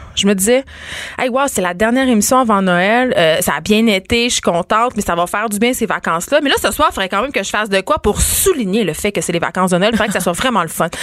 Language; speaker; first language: French; native; French